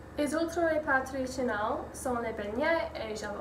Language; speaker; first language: French; non-native, learner; English